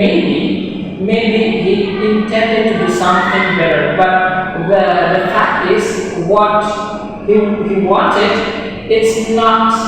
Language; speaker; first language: English; non-native, fluent; Indonesian